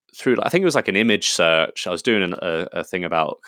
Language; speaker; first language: English; native; English